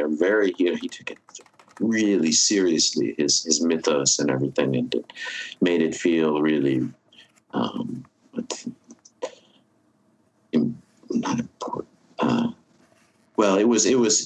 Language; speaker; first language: English; native; English